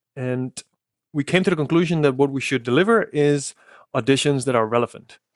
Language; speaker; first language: English; non-native, fluent; Dutch